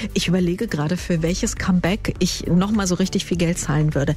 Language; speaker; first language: German; native; German